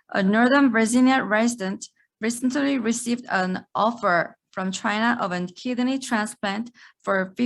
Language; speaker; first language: English; non-native, fluent; Korean